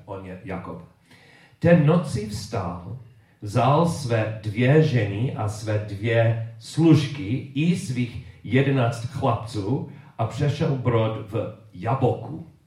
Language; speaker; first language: Czech; non-native, learner; English